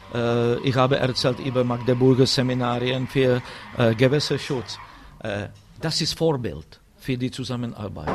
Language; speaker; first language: German; non-native, fluent; Czech